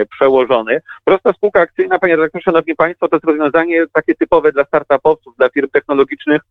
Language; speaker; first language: Polish; native; Polish